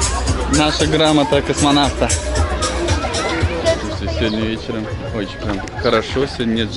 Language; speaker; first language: Russian; native; Russian